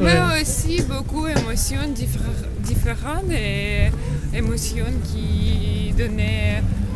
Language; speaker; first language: French; non-native, learner; Ukrainian